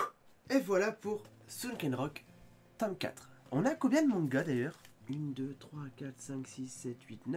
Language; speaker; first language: French; native; French